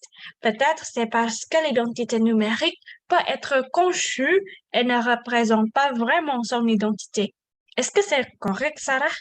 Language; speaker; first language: French; non-native, learner; Indonesian